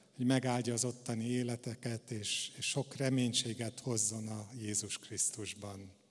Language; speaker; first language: Hungarian; native; Hungarian